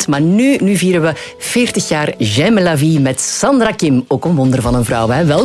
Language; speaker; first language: Dutch; native; Dutch